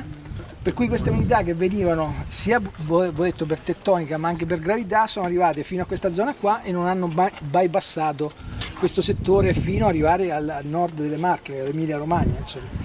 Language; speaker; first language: Italian; native; Italian